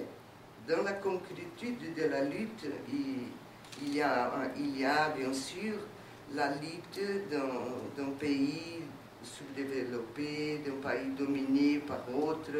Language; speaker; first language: French; non-native, fluent; Portuguese